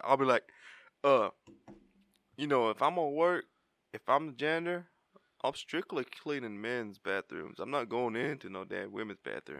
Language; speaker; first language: English; early bilingual, other home language; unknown